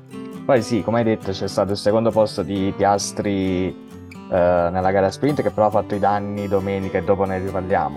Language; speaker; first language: Italian; native; Italian